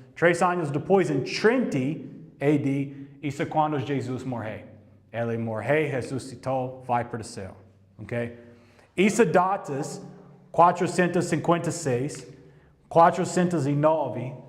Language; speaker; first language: Portuguese; non-native, learner; English